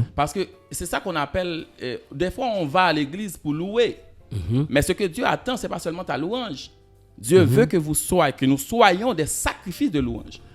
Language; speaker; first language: French; non-native, local second language; Haitian Creole